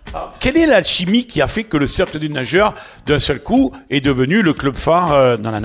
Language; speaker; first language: French; native; French